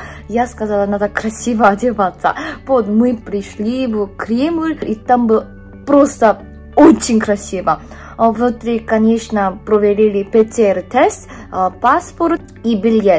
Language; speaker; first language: Russian; non-native, fluent; Korean